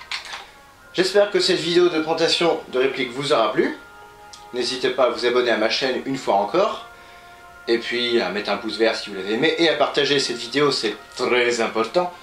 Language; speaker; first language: French; native; French